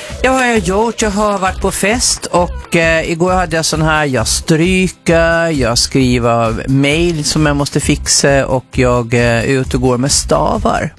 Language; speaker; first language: Swedish; native; Swedish